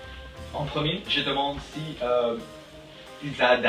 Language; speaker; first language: French; non-native, learner; English